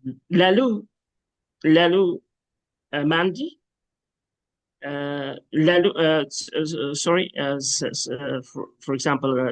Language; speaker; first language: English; non-native, fluent; Arabic